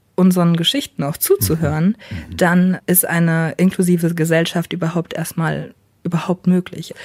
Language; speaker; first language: German; native; German